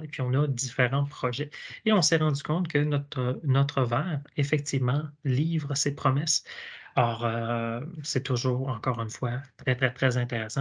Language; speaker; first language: French; native; French